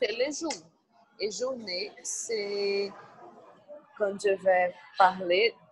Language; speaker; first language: French; non-native, learner; Portuguese